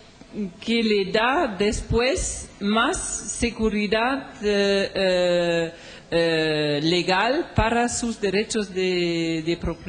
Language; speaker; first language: Spanish; non-native, fluent; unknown